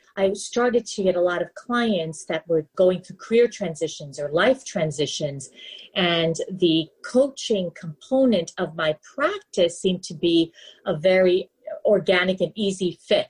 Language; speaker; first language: English; native; English